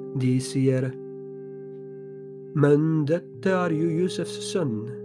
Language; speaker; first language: Norwegian; non-native, fluent; Polish